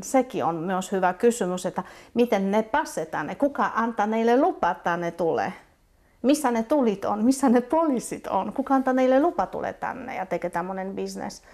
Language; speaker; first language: Finnish; non-native, fluent; Polish